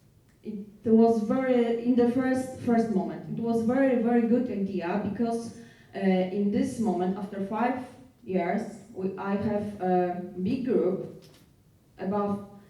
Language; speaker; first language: English; non-native, learner; Polish